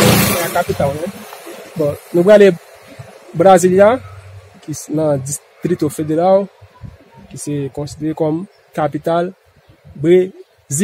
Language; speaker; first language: Portuguese; non-native, learner; Haitian Creole